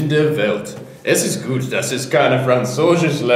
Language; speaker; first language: German; non-native, learner; English